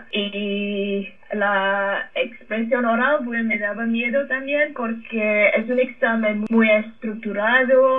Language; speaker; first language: Spanish; non-native, fluent; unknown